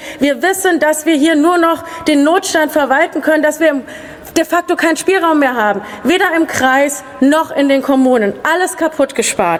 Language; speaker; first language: German; native; German